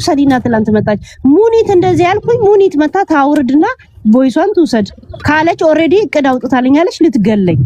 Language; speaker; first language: Amharic; native; Amharic